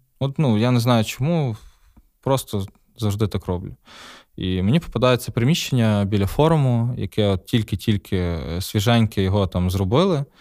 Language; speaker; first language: Ukrainian; native; Ukrainian